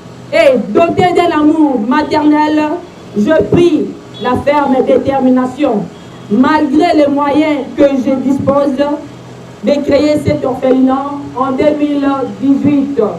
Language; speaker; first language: French; non-native, local second language; Lingala